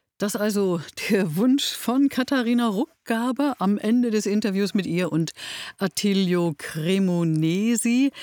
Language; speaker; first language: German; native; German